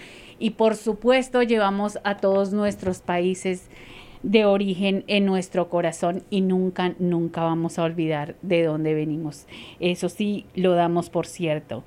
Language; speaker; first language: Spanish; native; Spanish